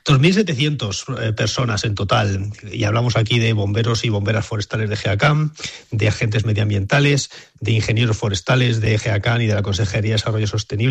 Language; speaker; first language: Spanish; native; Spanish